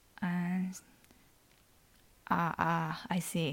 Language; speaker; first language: English; non-native, learner; Japanese